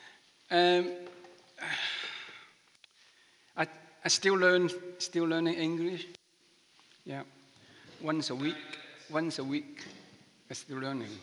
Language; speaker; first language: English; non-native, learner; Chinese